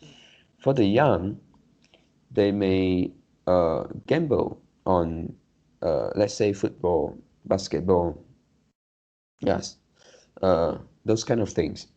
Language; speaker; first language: English; non-native, learner; Chinese